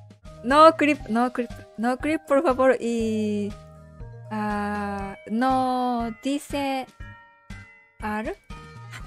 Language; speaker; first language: Spanish; non-native, learner; Japanese